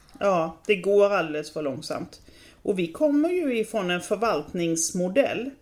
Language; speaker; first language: Swedish; native; Swedish